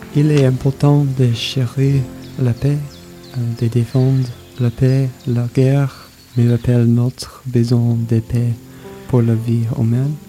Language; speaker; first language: French; non-native, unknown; English